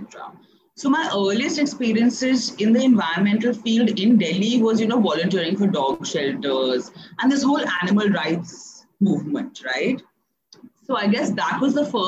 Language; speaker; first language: English; non-native, local second language; Hindi